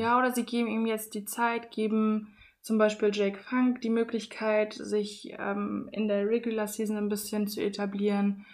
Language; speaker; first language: German; native; German